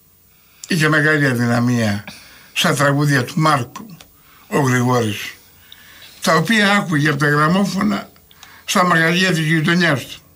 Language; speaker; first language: Greek; native; Greek